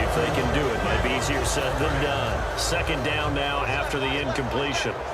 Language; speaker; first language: English; native; English